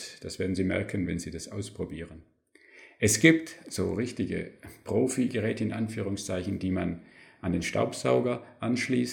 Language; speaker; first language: German; native; German